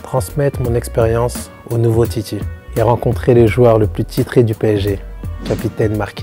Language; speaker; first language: French; native; French